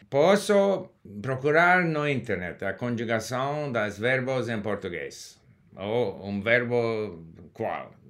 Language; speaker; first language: Portuguese; non-native, learner; English